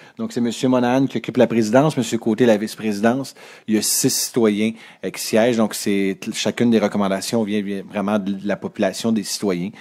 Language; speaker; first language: French; native; French